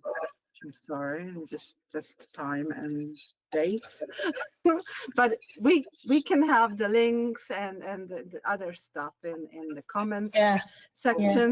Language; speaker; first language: English; non-native, learner; Hungarian